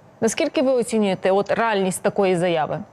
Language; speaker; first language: Ukrainian; native; Ukrainian